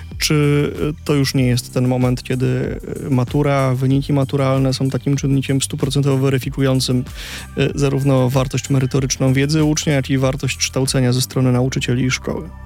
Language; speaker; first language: Polish; native; Polish